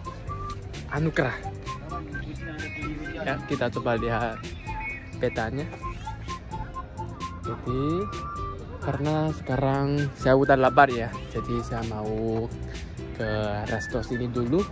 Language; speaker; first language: Indonesian; non-native, fluent; Chinese